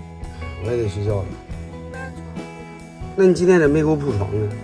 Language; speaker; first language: Chinese; native; Chinese